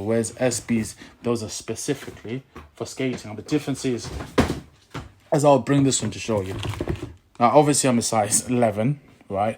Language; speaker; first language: English; native; English